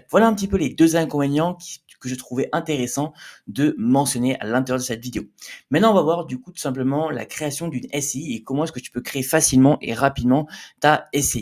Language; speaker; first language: French; native; French